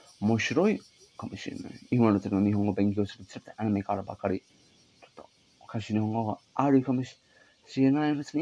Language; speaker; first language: Japanese; non-native, learner; English